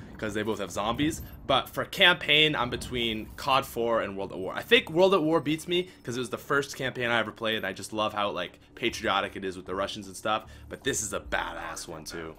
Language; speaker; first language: English; native; English